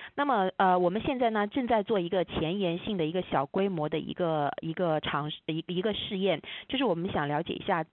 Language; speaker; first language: Chinese; native; Chinese